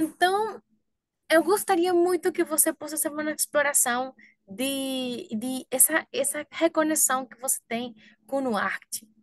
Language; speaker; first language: Portuguese; non-native, learner; Spanish